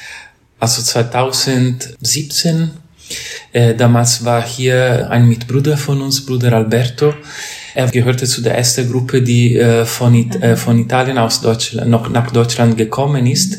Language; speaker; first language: German; non-native, fluent; Italian